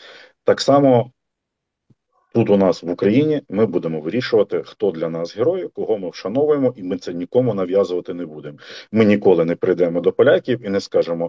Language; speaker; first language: Ukrainian; native; Ukrainian